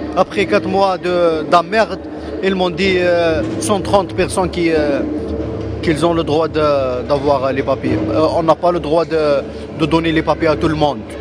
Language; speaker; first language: French; non-native, learner; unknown